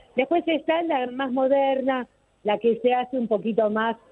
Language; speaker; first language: Spanish; native; Spanish